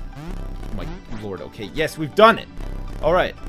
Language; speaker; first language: English; native; English